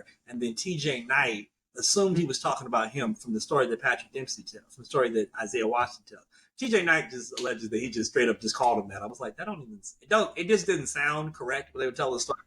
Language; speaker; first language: English; native; English